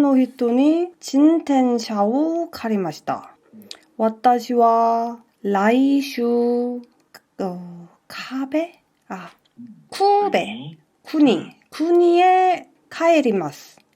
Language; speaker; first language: Japanese; non-native, learner; Korean